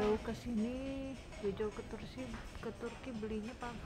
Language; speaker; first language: Indonesian; native; Indonesian